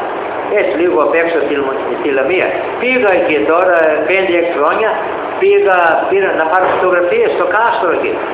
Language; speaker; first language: Greek; early bilingual, heritage; Greek